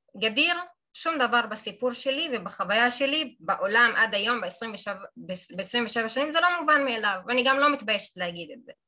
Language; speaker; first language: Hebrew; non-native, local second language; Arabic